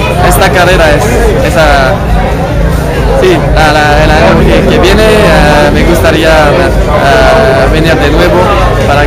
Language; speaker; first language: Spanish; non-native, learner; French